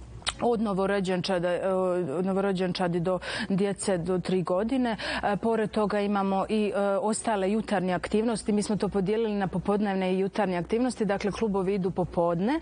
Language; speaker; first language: Serbian; native; Serbian